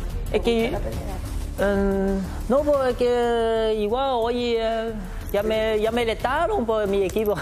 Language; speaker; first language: Spanish; non-native, learner; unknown